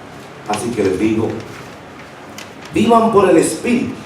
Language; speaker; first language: Spanish; native; Spanish